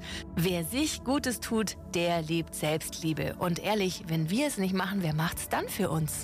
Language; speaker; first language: German; native; German